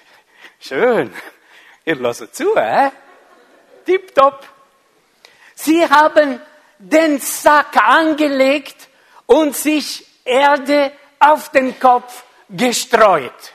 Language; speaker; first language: German; non-native, fluent; Italian